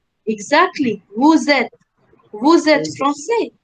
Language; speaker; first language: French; non-native, fluent; Hindi